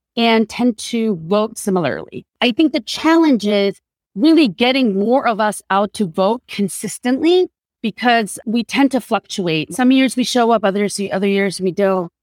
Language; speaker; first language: English; non-native, fluent; Korean